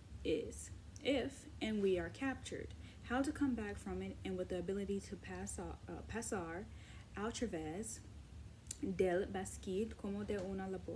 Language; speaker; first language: English; native; English